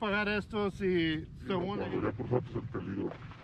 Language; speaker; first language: Spanish; early bilingual, heritage; Spanish